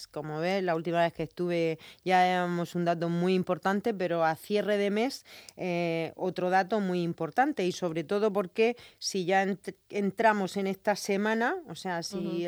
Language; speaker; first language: Spanish; native; Spanish